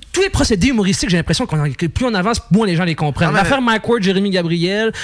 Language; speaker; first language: French; native; French